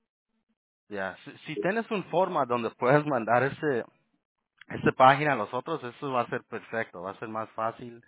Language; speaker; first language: Spanish; early bilingual, heritage; Spanish